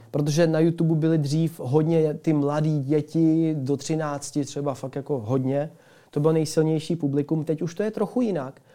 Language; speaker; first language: Czech; early bilingual, other home language; Ukrainian